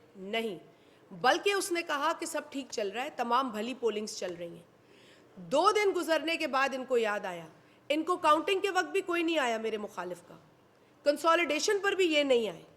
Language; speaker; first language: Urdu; non-native, local second language; Sindhi